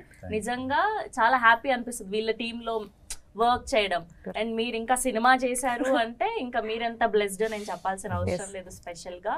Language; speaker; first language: Telugu; native; Telugu